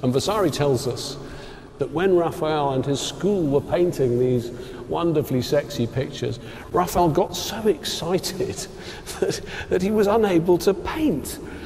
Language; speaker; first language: English; native; English